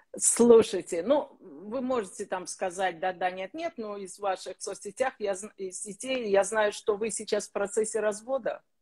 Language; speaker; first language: Russian; native; Russian